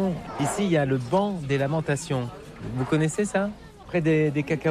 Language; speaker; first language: French; native; French